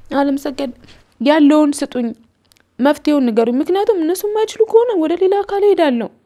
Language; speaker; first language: Amharic; native; Amharic